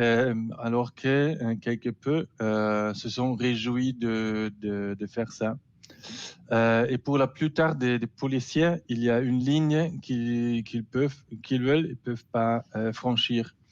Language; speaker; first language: French; non-native, learner; German